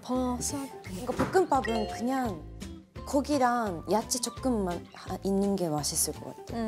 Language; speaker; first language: Korean; non-native, learner; Japanese